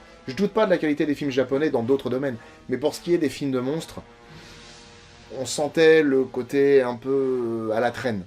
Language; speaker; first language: French; native; French